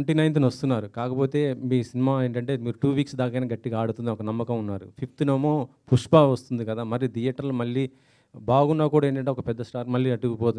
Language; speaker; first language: Telugu; native; Telugu